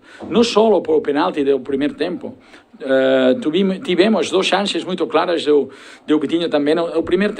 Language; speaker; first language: Portuguese; non-native, learner; Spanish